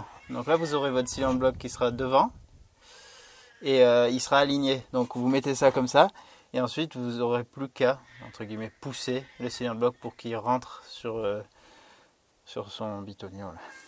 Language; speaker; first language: French; native; French